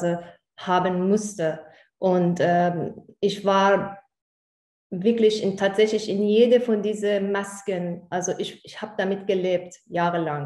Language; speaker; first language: German; non-native, fluent; Persian